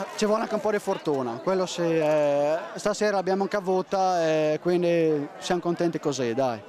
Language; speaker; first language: Italian; native; Italian